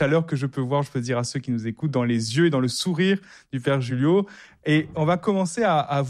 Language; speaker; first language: French; native; French